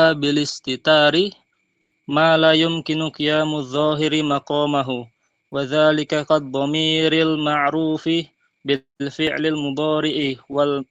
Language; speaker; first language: Arabic; non-native, learner; Indonesian